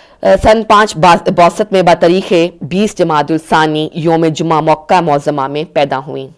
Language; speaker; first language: Urdu; native; Urdu